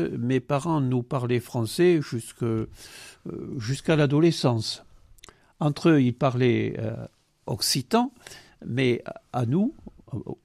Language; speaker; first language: French; non-native, local second language; Occitan